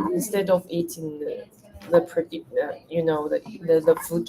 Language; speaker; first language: English; non-native, learner; Chinese